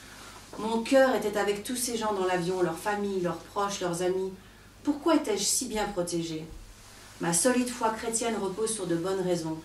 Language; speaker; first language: French; native; French